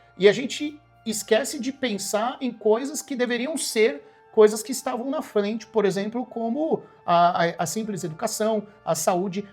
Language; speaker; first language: Portuguese; native; Portuguese